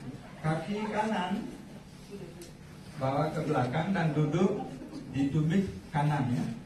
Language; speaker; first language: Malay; non-native, fluent; Bangla